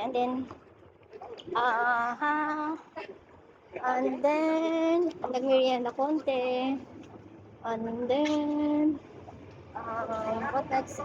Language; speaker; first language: English; non-native, learner; Filipino